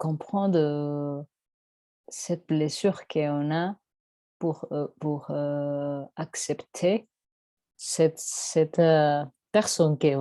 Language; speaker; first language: French; non-native, learner; Spanish